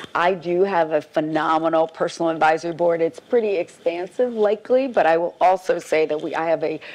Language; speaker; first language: English; native; English